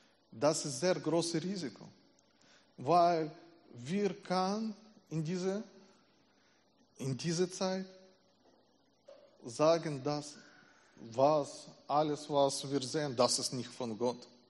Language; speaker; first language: German; non-native, learner; Russian